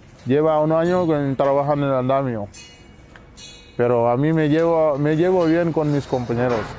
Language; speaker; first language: Spanish; non-native, learner; Wolof